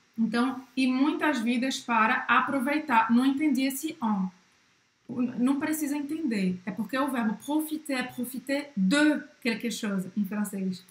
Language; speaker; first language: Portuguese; native; Portuguese